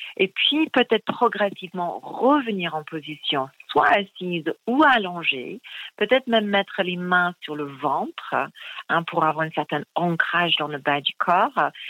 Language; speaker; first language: French; non-native, fluent; English